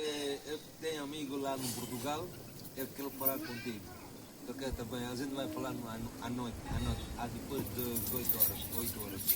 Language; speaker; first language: Portuguese; non-native, learner; Gujarati